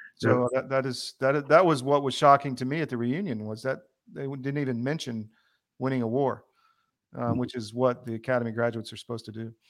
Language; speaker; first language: English; native; English